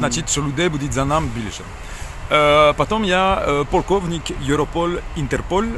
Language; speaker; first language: Ukrainian; non-native, learner; French